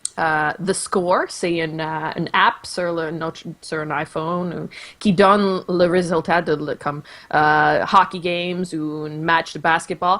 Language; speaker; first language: French; non-native, local second language; English